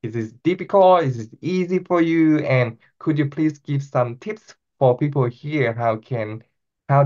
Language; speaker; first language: English; non-native, fluent; Thai